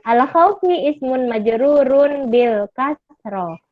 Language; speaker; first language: Arabic; non-native, fluent; Indonesian